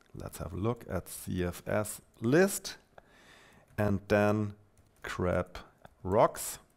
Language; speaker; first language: English; non-native, fluent; German